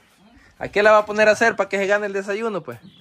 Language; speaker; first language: Spanish; native; Spanish